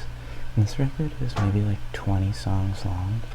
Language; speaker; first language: English; native; English